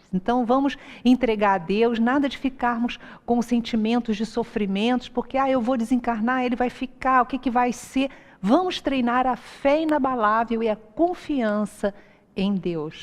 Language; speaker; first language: Portuguese; native; Portuguese